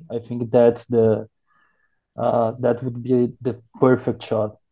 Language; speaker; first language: English; non-native, learner; Portuguese